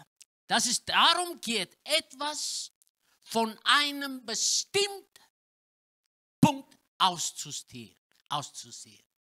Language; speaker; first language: German; non-native, learner; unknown